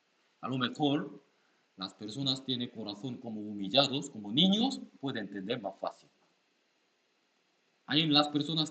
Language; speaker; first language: Spanish; non-native, learner; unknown